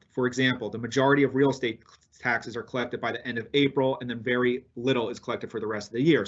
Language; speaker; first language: English; native; English